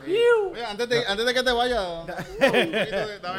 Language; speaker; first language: Spanish; native; Spanish